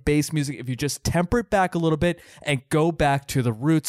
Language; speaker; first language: English; native; English